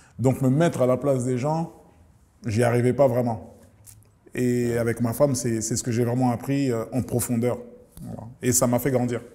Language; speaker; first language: French; early bilingual, other home language; Lingala